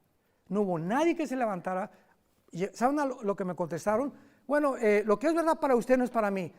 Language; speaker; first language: Spanish; native; Spanish